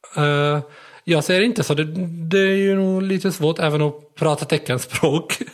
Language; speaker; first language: Swedish; non-native, fluent; Arabic